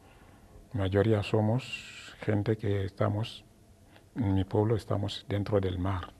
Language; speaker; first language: Spanish; non-native, learner; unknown